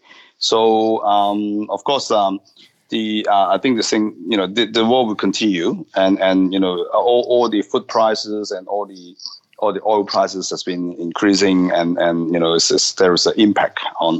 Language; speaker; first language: English; non-native, local second language; Cantonese